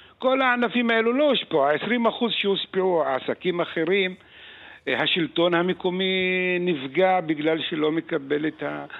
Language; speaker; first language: Hebrew; non-native, local second language; Arabic